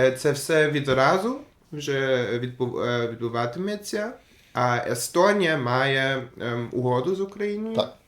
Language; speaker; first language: Ukrainian; non-native, fluent; German